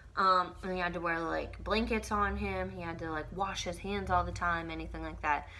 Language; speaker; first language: English; native; English